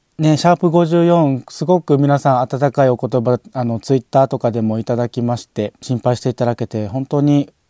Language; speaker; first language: Japanese; native; Japanese